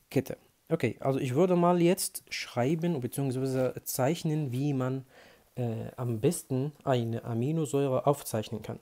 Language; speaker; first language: German; non-native, fluent; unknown